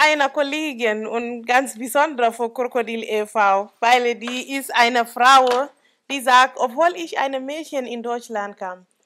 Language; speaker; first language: German; non-native, local second language; Mandingo